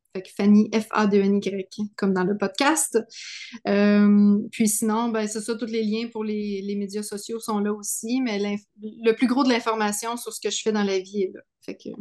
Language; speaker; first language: French; native; French